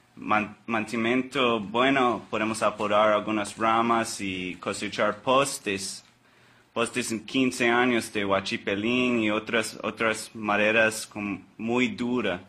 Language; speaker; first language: Spanish; non-native, learner; English